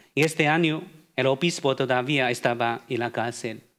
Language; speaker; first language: Spanish; non-native, fluent; Chinese